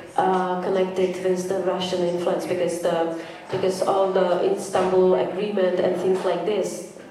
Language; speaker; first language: English; non-native, fluent; Czech